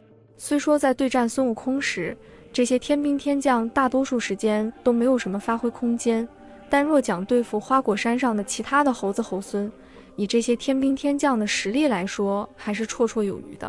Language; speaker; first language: Chinese; native; Chinese